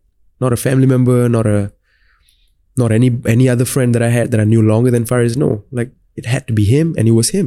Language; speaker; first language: English; non-native, local second language; Tamil